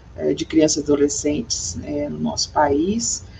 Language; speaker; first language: Portuguese; native; Portuguese